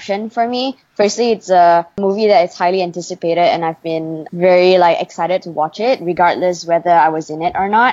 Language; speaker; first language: English; non-native, local second language; Chinese